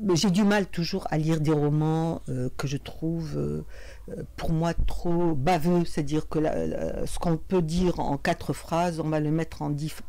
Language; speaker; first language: French; non-native, local second language; Arabic